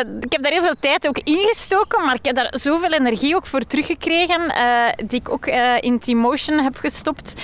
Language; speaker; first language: Dutch; native; Dutch